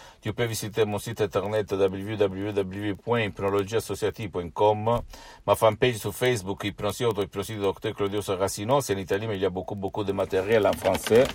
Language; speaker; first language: French; non-native, fluent; Italian